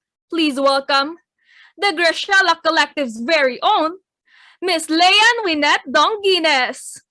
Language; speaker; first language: English; non-native, local second language; Filipino